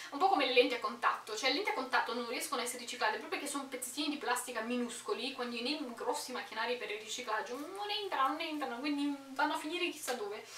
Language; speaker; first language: Italian; early bilingual, other home language; Romanian